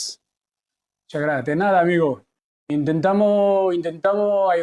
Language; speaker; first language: Spanish; non-native, learner; Chinese